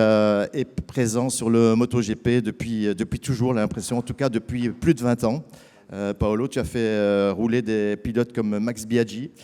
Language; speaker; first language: French; native; French